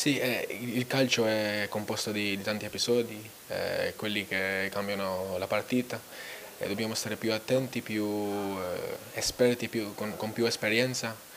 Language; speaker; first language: Italian; non-native, fluent; Maltese